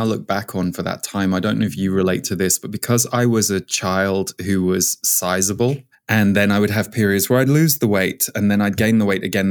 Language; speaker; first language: English; native; English